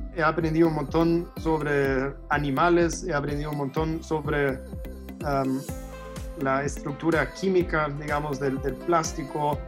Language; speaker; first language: Spanish; non-native, fluent; German